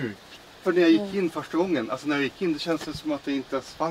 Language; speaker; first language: Swedish; native; Swedish